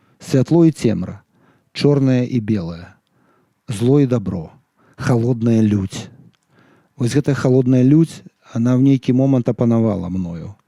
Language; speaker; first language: Belarusian; non-native, local second language; Russian